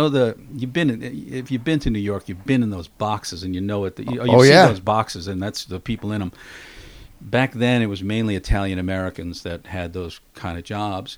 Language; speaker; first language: English; native; English